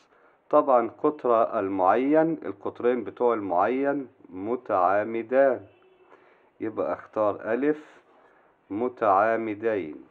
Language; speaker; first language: Arabic; native; Arabic